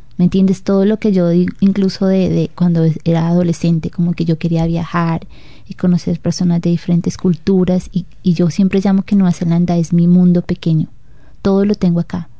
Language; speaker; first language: Spanish; native; Spanish